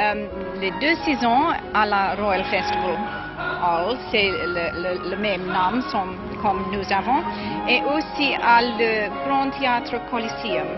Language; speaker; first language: French; non-native, learner; English